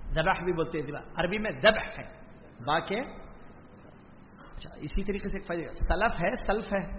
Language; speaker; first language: Urdu; native; Urdu